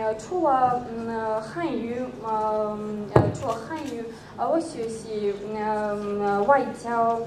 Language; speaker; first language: Chinese; non-native, learner; Georgian